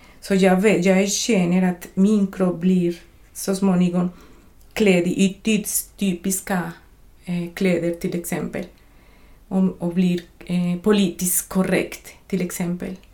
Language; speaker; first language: Swedish; non-native, fluent; Spanish